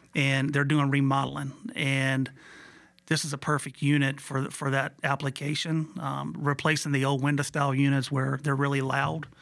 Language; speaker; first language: English; native; English